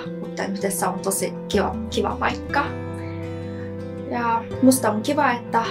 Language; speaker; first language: Finnish; non-native, learner; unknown